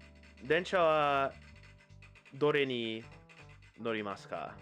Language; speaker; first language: Japanese; non-native, learner; English